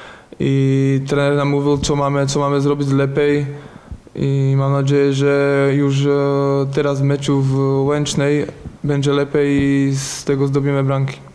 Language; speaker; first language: Polish; non-native, learner; Slovak